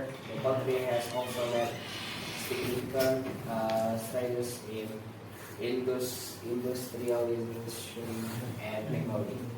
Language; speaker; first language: English; non-native, learner; Indonesian